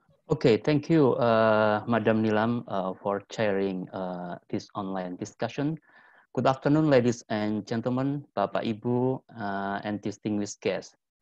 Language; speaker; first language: English; non-native, fluent; Indonesian